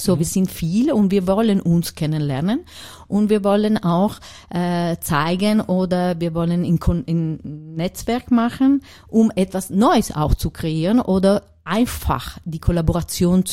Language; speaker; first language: German; non-native, learner; Italian